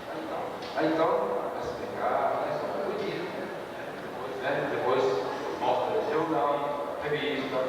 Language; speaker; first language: Portuguese; non-native, learner; Japanese